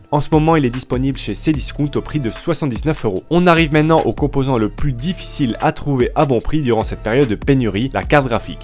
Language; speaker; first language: French; native; French